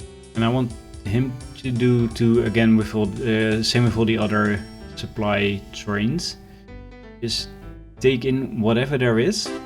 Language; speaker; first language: English; non-native, fluent; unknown